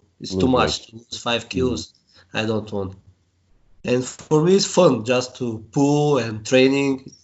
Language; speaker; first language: English; non-native, learner; Bulgarian